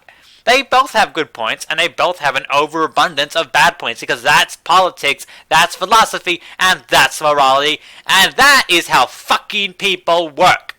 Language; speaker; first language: English; native; English